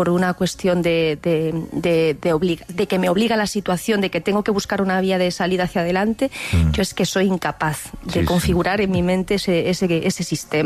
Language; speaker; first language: Spanish; native; Spanish